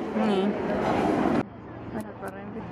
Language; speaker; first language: Finnish; native; Finnish